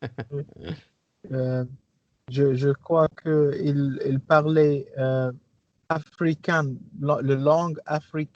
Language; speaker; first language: French; non-native, learner; English